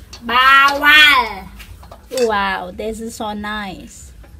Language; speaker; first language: English; non-native, learner; Indonesian